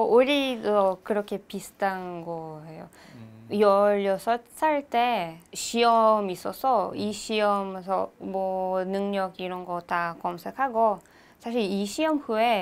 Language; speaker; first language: Korean; non-native, learner; Hebrew